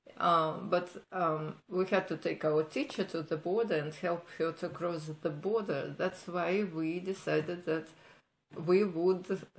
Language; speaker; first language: English; non-native, fluent; Ukrainian